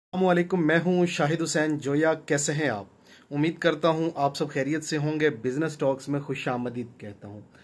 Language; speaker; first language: Urdu; non-native, local second language; Punjabi